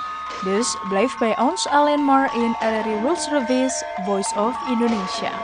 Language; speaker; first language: Dutch; non-native, fluent; Indonesian